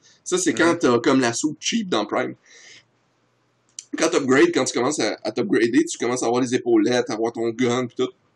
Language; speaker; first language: French; native; French